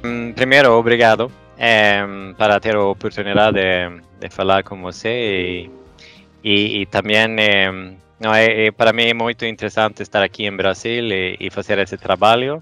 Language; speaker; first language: Portuguese; non-native, fluent; Swedish